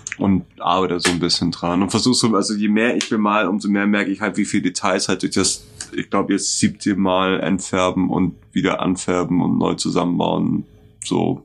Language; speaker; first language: German; native; German